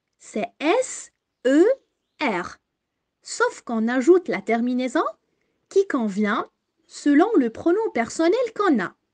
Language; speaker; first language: French; non-native, local second language; Arabic